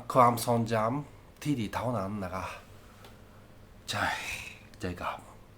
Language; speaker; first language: Thai; non-native, learner; Japanese